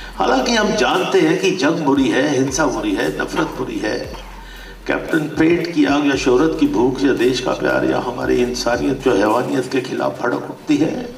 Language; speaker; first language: Hindi; native; Hindi